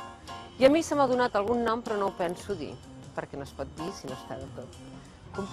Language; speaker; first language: Catalan; native; Catalan